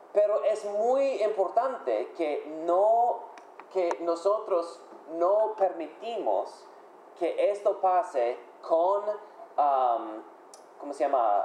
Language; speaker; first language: Spanish; non-native, fluent; English